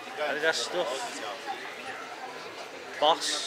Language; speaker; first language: English; native; English